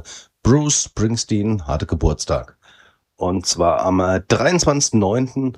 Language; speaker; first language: German; native; German